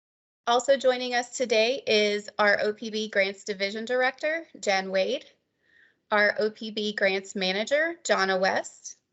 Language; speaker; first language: English; native; English